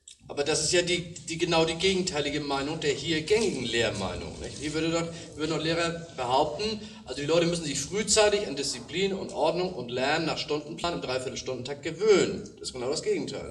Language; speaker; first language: German; native; German